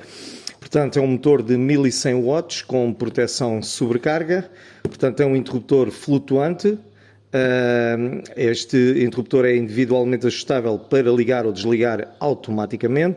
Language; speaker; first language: Portuguese; native; Portuguese